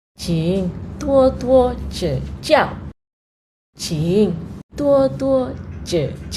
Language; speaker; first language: Chinese; non-native, fluent; Indonesian